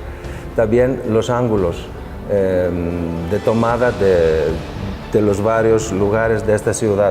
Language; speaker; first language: Spanish; non-native, fluent; Greek